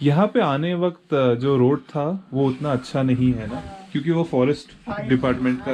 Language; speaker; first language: Hindi; non-native, local second language; Bangla